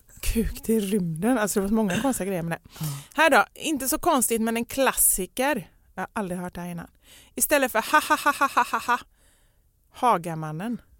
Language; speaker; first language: Swedish; native; Swedish